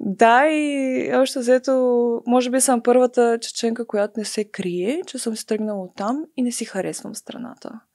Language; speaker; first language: Bulgarian; early bilingual, other home language; Chechen